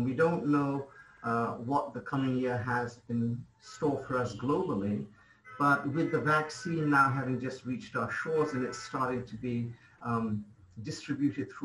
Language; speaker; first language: English; non-native, local second language; Bangla